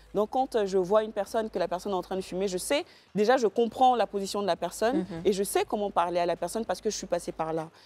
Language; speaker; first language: French; native; French